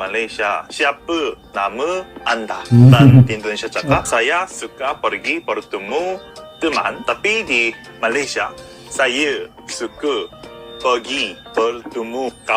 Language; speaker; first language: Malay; non-native, learner; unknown